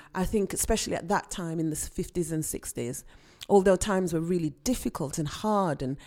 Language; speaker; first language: English; native; English